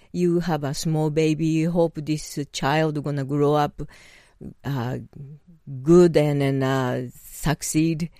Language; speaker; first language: English; non-native, fluent; Japanese